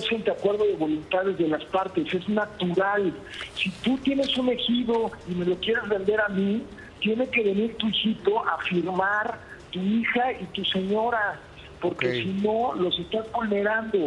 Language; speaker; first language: Spanish; native; Spanish